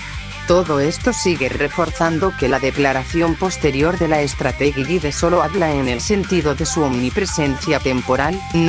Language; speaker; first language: Spanish; native; Spanish